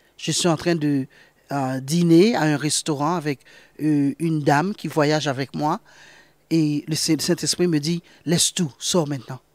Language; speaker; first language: French; non-native, local second language; Haitian Creole